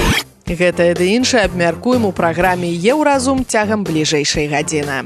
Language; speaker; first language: Belarusian; native; Belarusian